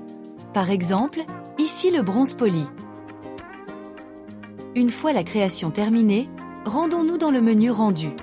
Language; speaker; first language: French; native; French